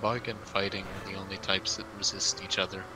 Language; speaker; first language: English; native; English